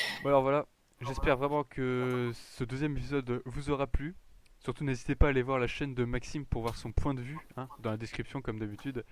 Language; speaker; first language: French; native; French